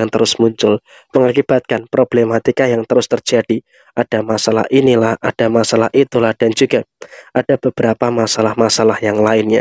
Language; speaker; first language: Indonesian; native; Indonesian